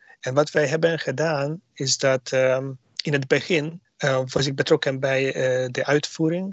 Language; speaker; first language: Dutch; non-native, learner; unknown